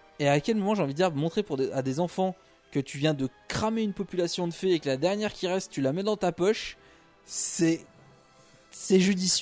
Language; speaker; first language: French; native; French